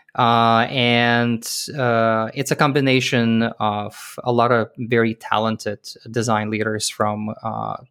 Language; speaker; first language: English; early bilingual, other home language; Russian